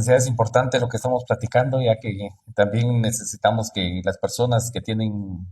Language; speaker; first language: Spanish; native; Spanish